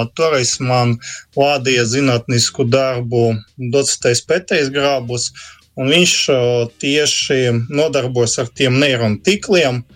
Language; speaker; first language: Latvian; non-native, local second language; Russian